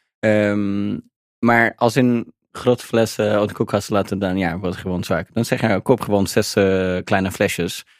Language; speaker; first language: Dutch; non-native, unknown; Portuguese